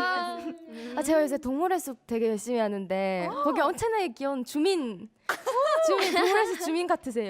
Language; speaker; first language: Korean; native; Korean